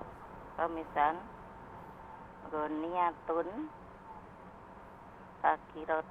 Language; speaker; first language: Arabic; non-native, learner; Indonesian